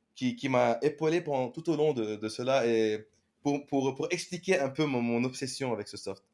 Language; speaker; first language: French; non-native, local second language; Arabic